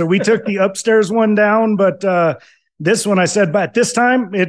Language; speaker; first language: English; native; English